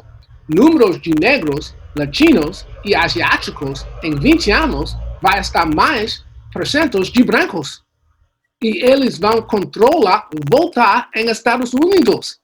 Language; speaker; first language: Portuguese; non-native, learner; English